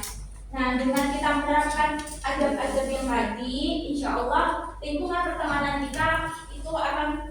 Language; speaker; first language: Indonesian; native; Indonesian